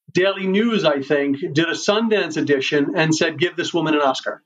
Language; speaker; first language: English; native; English